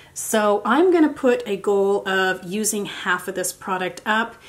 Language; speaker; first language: English; native; English